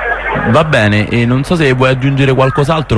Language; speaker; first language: Italian; native; Italian